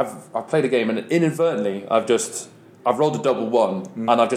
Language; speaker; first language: English; native; English